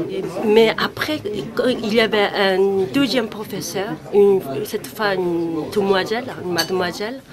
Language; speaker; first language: French; non-native, fluent; Korean